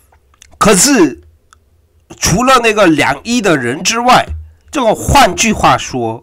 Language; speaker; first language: Chinese; non-native, fluent; Korean